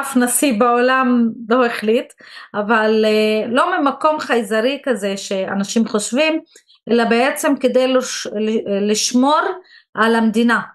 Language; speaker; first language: Hebrew; non-native, local second language; Arabic